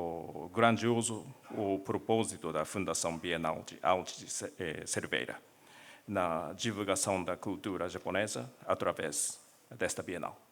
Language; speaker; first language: Portuguese; non-native, learner; Japanese